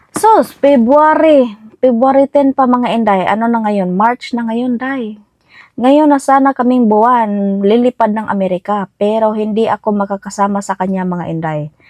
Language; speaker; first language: Filipino; non-native, local second language; Cebuano